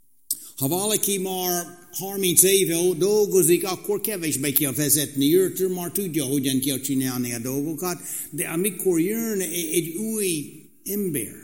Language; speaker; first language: Hungarian; non-native, fluent; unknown